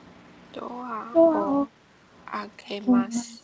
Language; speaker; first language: Japanese; non-native, learner; Chinese